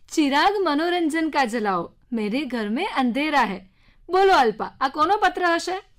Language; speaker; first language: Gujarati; native; Gujarati